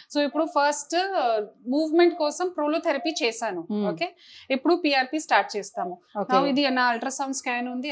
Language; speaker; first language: Telugu; non-native, learner; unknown